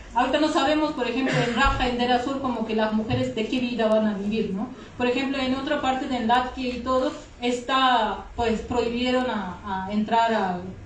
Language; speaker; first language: Spanish; non-native, fluent; Kurdish